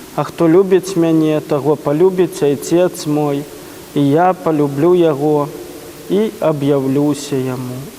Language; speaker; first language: Belarusian; native; Belarusian